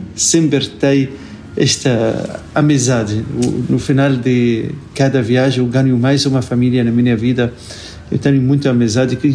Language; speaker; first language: Portuguese; non-native, fluent; Arabic